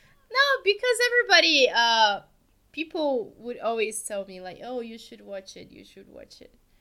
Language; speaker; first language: English; non-native, fluent; Portuguese